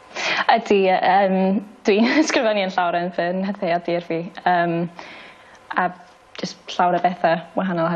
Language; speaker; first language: Welsh; non-native, local second language; English